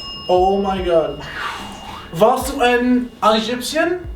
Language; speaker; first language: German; non-native, learner; English